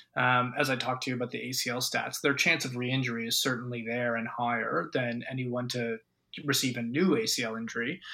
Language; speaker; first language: English; native; English